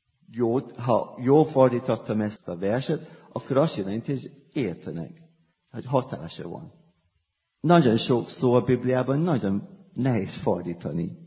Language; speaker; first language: Hungarian; non-native, fluent; English